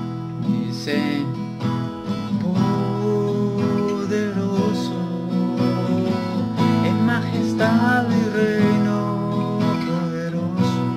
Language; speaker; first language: Spanish; native; Spanish